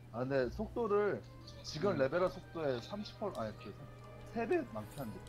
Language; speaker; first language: Korean; native; Korean